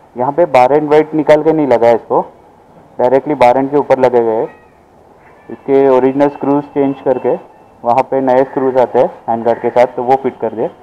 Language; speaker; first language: Hindi; non-native, local second language; Marathi